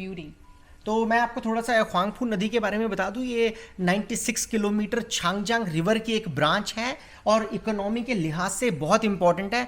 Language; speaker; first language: Hindi; native; Hindi